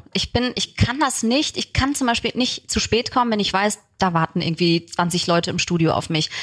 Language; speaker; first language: German; early bilingual, other home language; Turkish